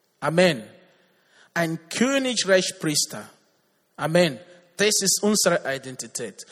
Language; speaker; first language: German; non-native, learner; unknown